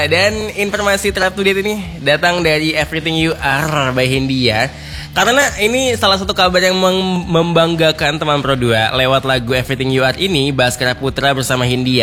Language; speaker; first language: Indonesian; native; Indonesian